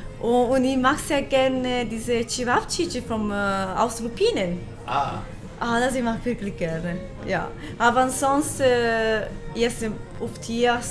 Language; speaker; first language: German; non-native, learner; Hungarian